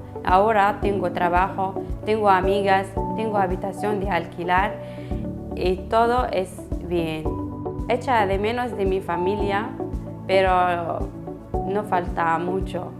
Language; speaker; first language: Spanish; non-native, learner; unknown